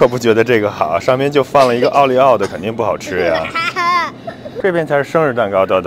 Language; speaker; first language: Chinese; native; Chinese